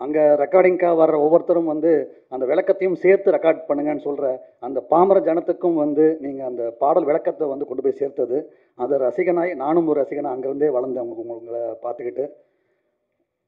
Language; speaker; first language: Tamil; native; Tamil